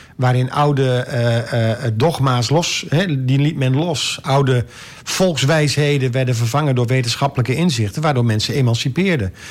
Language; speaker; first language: Dutch; native; Dutch